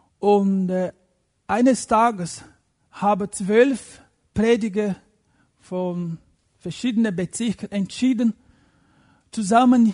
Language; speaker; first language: German; non-native, fluent; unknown